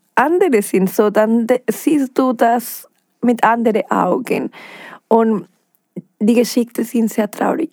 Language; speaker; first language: German; non-native, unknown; Spanish